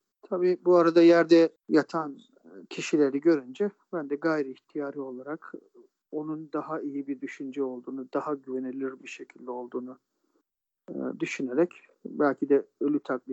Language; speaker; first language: Turkish; native; Turkish